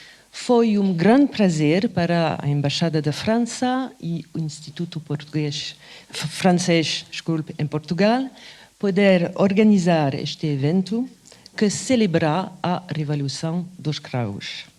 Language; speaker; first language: Portuguese; non-native, fluent; French